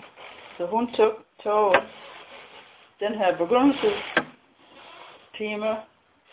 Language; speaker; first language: Danish; non-native, fluent; English